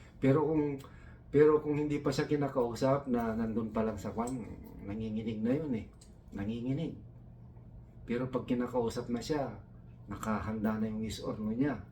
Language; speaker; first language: Filipino; non-native, local second language; Iloko